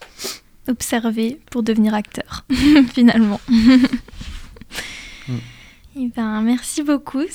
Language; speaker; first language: French; native; French